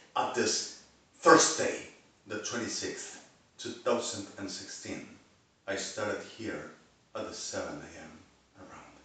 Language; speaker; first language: English; non-native, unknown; Spanish